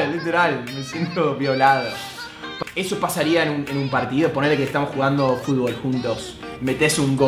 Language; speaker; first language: Spanish; non-native, fluent; English